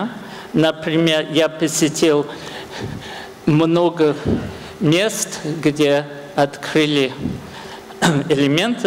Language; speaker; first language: Russian; non-native, fluent; English